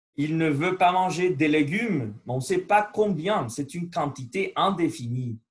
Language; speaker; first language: French; non-native, learner; Spanish